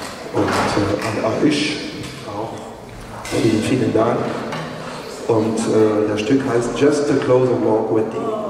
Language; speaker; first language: German; non-native, learner; French